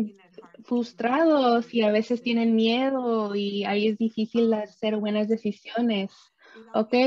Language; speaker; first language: Spanish; early bilingual, other home language; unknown